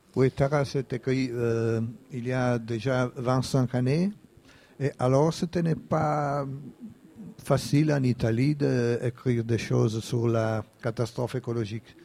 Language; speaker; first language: French; non-native, fluent; Italian